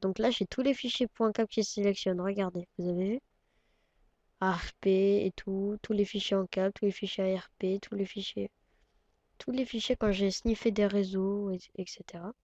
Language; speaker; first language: French; native; French